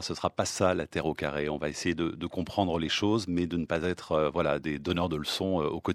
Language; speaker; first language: French; native; French